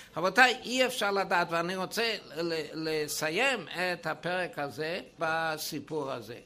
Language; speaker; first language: Hebrew; non-native, fluent; German